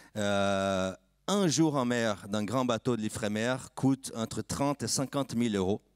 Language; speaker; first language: French; non-native, fluent; Portuguese